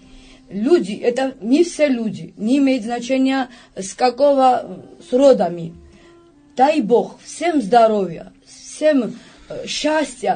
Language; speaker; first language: Russian; non-native, fluent; Georgian